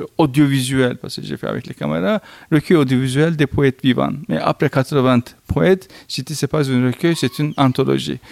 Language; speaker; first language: French; non-native, fluent; Turkish